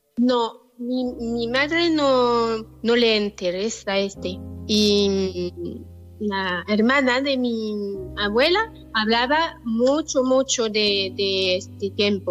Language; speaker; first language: Spanish; non-native, learner; French